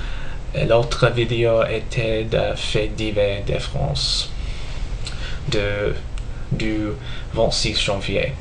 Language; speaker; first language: French; non-native, learner; English